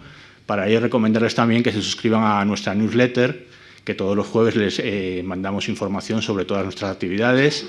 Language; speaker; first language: Spanish; native; Spanish